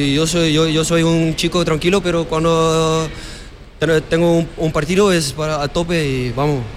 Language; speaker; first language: Spanish; non-native, learner; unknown